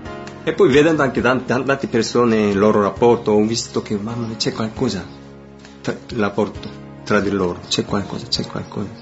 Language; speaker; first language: Italian; non-native, fluent; Korean